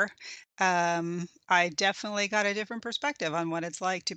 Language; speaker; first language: English; native; English